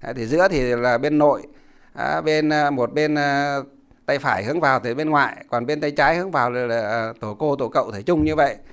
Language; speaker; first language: Vietnamese; non-native, local second language; Muong